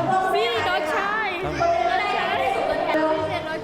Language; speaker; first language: English; non-native, learner; Thai